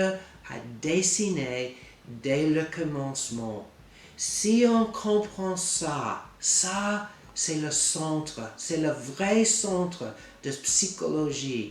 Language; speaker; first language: French; non-native, fluent; English